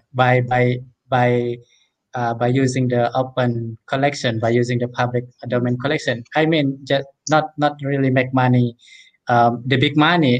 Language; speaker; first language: English; non-native, fluent; Indonesian